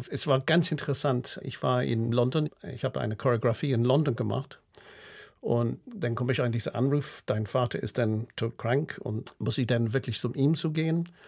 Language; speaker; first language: German; non-native, fluent; English